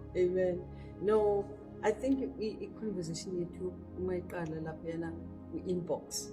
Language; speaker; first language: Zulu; non-native, local second language; Xhosa